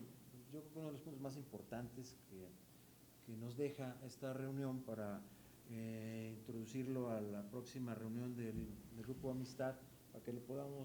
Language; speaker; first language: Spanish; native; Spanish